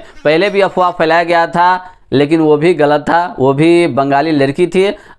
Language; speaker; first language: Hindi; native; Hindi